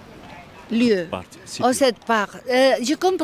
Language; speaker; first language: French; non-native, learner; Spanish